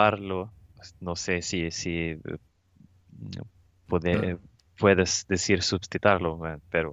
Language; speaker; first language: Spanish; non-native, learner; Swedish